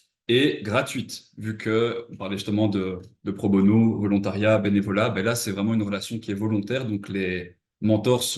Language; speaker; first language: French; native; French